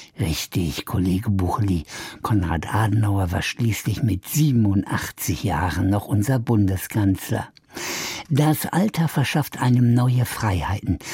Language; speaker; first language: German; native; German